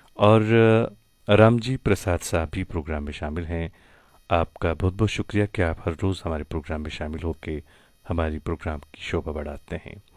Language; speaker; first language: Hindi; non-native, local second language; Kashmiri